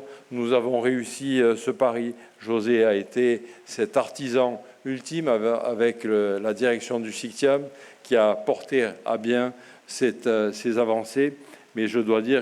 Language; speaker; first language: French; native; French